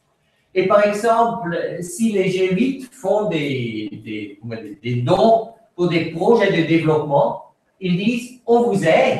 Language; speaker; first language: French; non-native, fluent; Swiss German